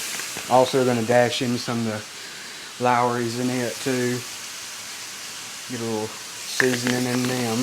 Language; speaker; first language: English; native; English